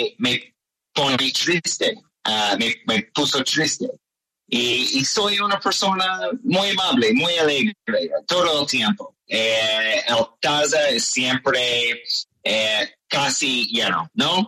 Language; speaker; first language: Spanish; non-native, learner; English